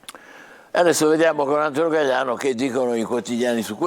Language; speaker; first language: Italian; native; Italian